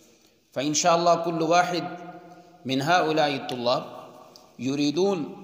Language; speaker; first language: Arabic; non-native, fluent; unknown